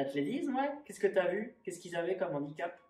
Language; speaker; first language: French; native; French